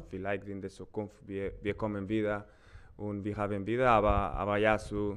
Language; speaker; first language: German; non-native, learner; Spanish